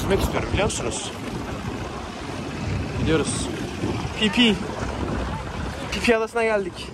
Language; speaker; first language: Turkish; native; Turkish